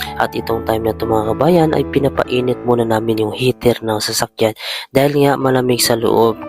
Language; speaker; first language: Filipino; native; Filipino